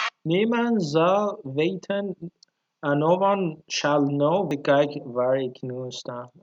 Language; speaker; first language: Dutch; non-native, learner; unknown